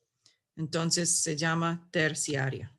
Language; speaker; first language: Spanish; non-native, fluent; English